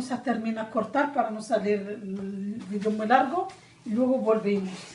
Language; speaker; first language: Spanish; non-native, learner; Arabic